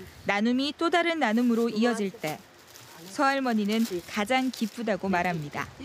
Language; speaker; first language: Korean; native; Korean